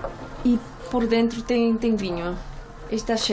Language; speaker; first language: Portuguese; non-native, learner; Korean